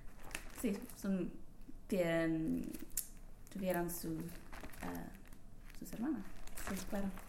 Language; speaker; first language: Spanish; non-native, learner; English